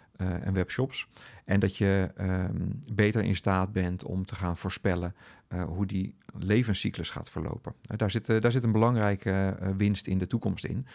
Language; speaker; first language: Dutch; native; Dutch